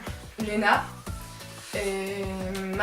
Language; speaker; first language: French; native; French